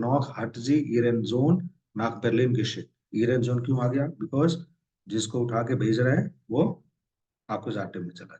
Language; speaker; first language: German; non-native, fluent; Hindi